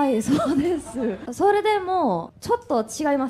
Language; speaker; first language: Japanese; non-native, learner; Korean